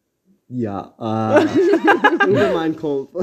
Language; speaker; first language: German; non-native, learner; English